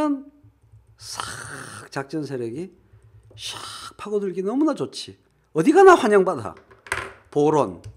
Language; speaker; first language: Korean; native; Korean